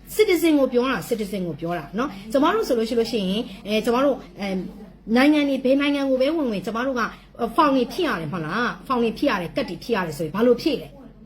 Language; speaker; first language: Burmese; non-native, local second language; S'gaw Karen